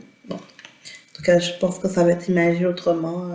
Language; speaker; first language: French; native; French